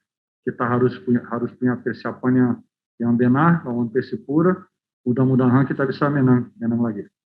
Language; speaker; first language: Indonesian; non-native, fluent; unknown